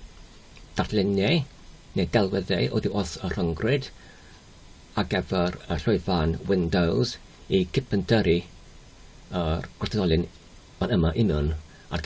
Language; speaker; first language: Welsh; non-native, learner; English